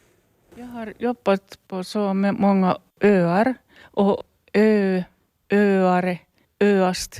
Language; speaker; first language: Swedish; non-native, local second language; Finnish